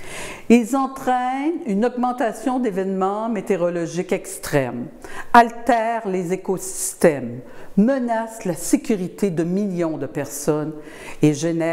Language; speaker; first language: French; native; French